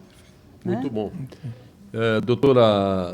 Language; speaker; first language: Portuguese; native; Portuguese